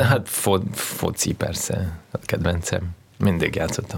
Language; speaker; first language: Hungarian; non-native, learner; Russian